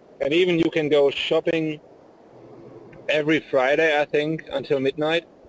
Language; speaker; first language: English; non-native, fluent; German